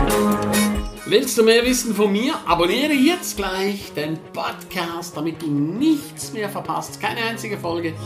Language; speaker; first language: German; native; German